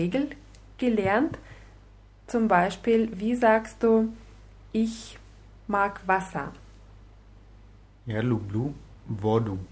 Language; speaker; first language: German; non-native, fluent; Russian